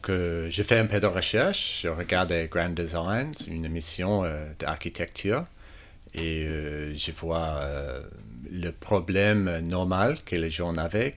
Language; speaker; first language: French; non-native, fluent; English